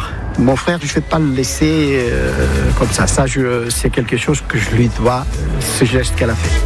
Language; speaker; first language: French; early bilingual, other home language; Portuguese